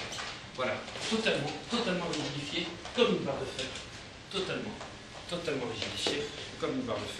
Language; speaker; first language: French; native; French